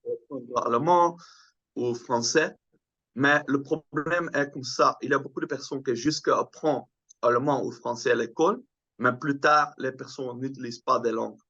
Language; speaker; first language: French; non-native, fluent; Dutch